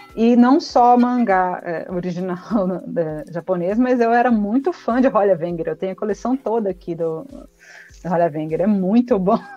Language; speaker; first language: Portuguese; native; Portuguese